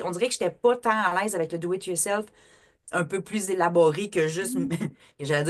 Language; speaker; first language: French; native; French